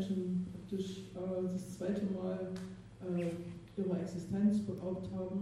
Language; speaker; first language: German; native; German